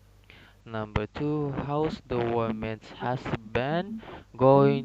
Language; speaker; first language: English; non-native, learner; Indonesian